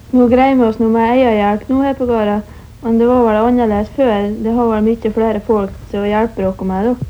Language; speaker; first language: Norwegian; native; Norwegian